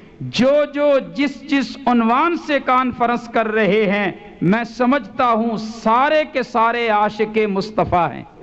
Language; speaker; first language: Urdu; non-native, local second language; Punjabi